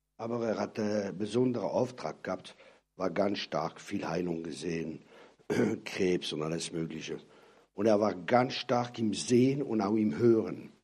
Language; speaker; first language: German; non-native, local second language; French